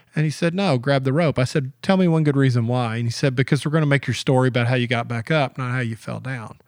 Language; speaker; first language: English; native; English